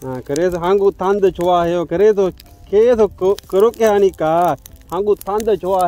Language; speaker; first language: Korean; non-native, learner; Sinhala